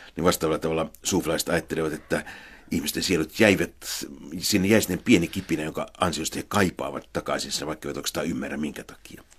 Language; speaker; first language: Finnish; native; Finnish